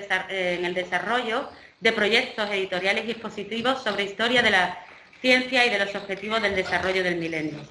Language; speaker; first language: Spanish; native; Spanish